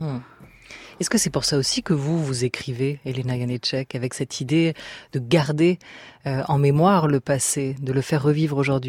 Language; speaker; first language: French; native; French